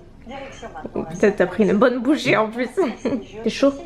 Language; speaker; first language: French; native; French